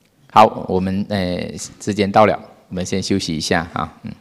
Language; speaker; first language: Chinese; non-native, fluent; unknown